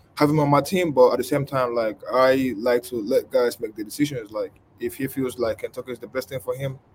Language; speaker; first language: English; non-native, local second language; Igbo